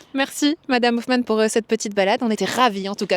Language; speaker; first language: French; native; French